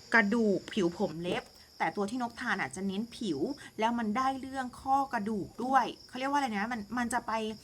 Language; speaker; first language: Thai; native; Thai